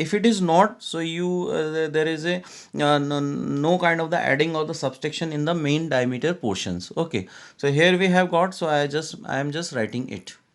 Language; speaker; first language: English; non-native, local second language; Hindi